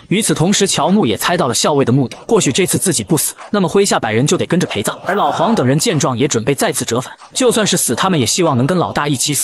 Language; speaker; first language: Chinese; native; Chinese